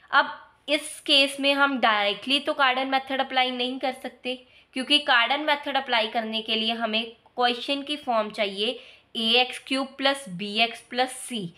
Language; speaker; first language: Hindi; native; Hindi